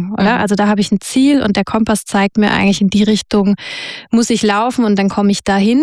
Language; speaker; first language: German; native; German